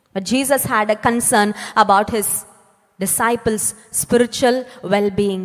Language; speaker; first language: English; non-native, local second language; Telugu